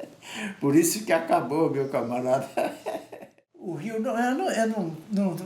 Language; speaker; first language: Portuguese; native; Portuguese